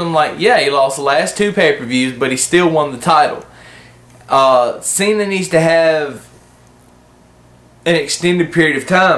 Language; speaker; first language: English; native; English